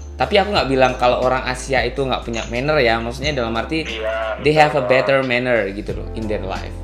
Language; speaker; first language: Indonesian; native; Indonesian